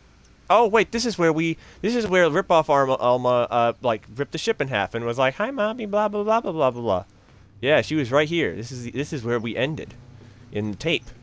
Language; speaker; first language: English; native; English